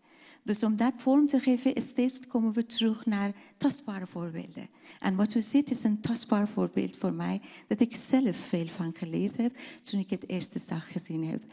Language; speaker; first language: Dutch; non-native, fluent; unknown